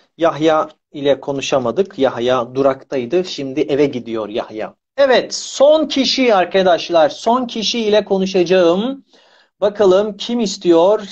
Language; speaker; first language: Turkish; native; Turkish